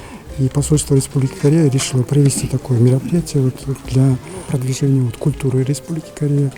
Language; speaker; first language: Russian; non-native, fluent; Korean